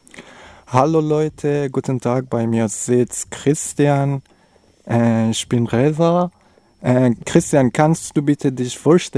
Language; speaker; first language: German; non-native, learner; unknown